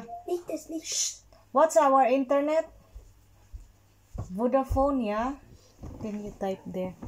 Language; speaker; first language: English; non-native, learner; Cebuano